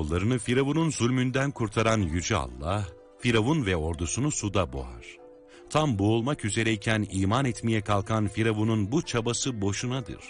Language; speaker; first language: Turkish; native; Turkish